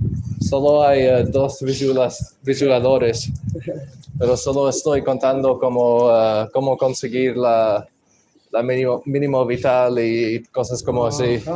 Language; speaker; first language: Spanish; non-native, learner; English